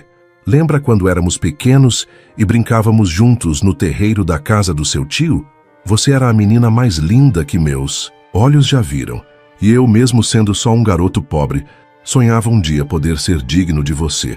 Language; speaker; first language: Portuguese; native; Portuguese